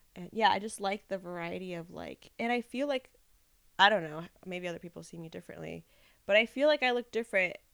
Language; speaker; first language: English; early bilingual, other home language; Spanish